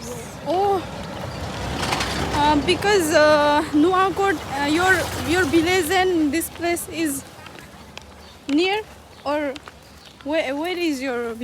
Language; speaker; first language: English; non-native, learner; Nepali